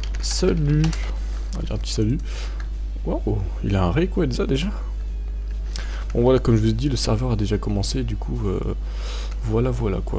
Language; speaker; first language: French; native; French